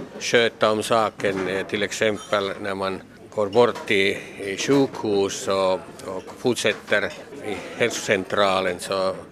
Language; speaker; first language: Swedish; non-native, local second language; Finnish